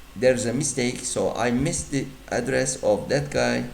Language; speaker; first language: English; non-native, fluent; Turkish